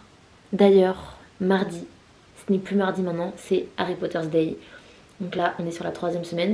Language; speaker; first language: French; native; French